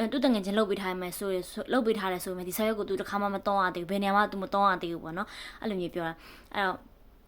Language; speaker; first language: Burmese; native; Burmese